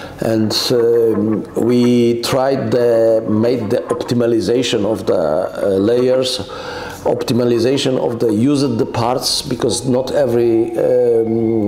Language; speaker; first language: English; non-native, learner; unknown